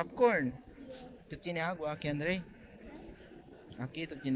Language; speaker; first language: Spanish; non-native, learner; Filipino